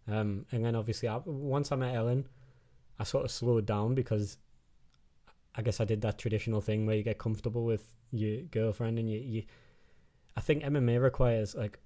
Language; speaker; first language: English; native; English